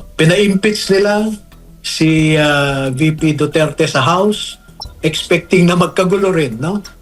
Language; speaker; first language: Filipino; native; Filipino